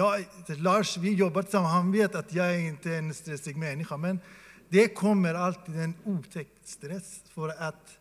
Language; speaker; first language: Swedish; non-native, fluent; Persian